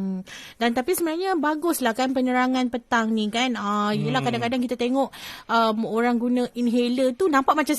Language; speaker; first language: Malay; native; Malay